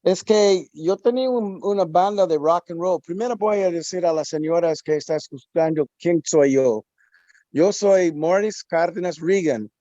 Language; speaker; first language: Spanish; non-native, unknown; English